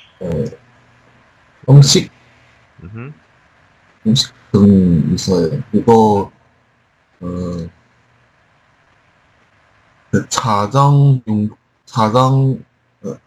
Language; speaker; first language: Korean; non-native, learner; Chinese